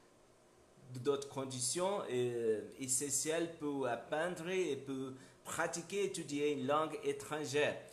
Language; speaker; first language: French; non-native, learner; Portuguese